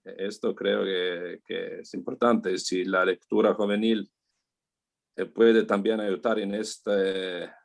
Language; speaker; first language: Spanish; non-native, learner; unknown